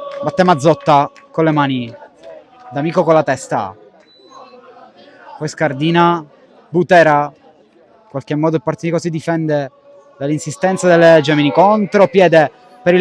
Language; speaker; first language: Italian; native; Italian